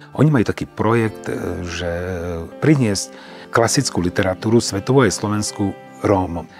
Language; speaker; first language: Slovak; non-native, local second language; Romany